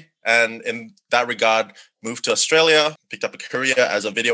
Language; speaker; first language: English; non-native, local second language; Malay